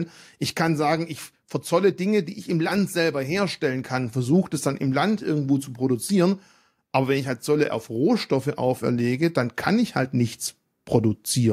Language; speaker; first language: German; native; German